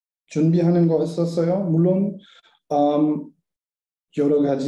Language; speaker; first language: Korean; non-native, learner; German